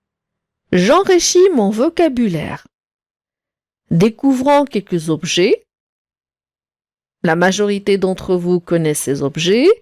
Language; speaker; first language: French; non-native, local second language; Arabic